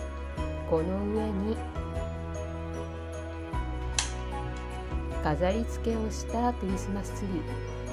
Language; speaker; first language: Japanese; native; Japanese